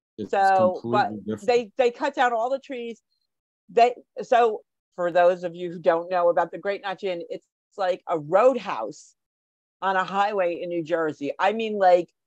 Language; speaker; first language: English; native; English